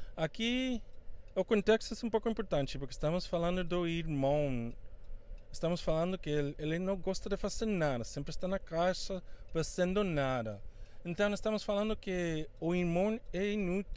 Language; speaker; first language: Portuguese; non-native, fluent; Spanish